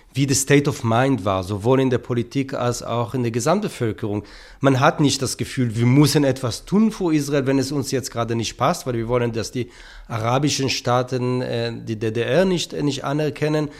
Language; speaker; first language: German; non-native, fluent; Hebrew